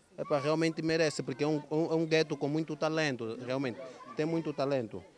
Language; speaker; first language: Portuguese; native; Portuguese